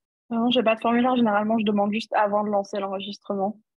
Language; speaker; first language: French; native; French